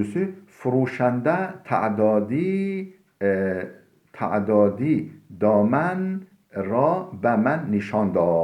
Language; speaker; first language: Persian; non-native, fluent; Turkish